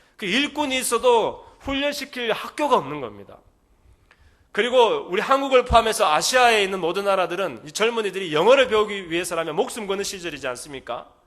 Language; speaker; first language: Korean; native; Korean